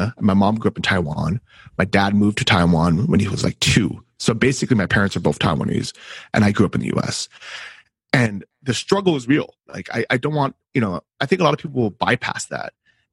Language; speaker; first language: English; native; English